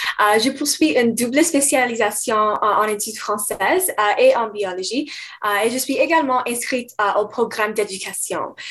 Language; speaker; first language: French; non-native, fluent; English